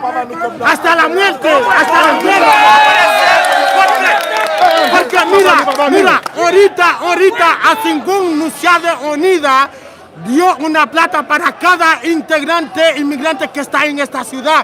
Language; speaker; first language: Spanish; non-native, learner; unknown